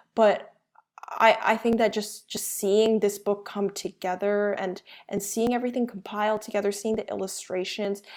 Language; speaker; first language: English; early bilingual, other home language; Chinese